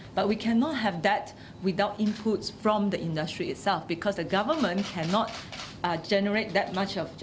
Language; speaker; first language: English; non-native, local second language; Chinese